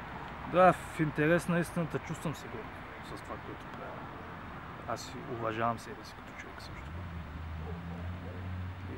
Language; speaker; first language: Bulgarian; native; Bulgarian